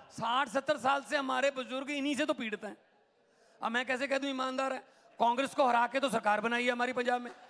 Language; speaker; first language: Hindi; non-native, local second language; Punjabi